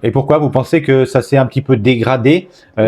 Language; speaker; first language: French; native; French